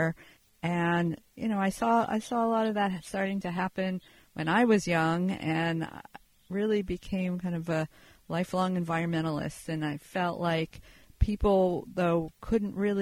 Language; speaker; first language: English; native; English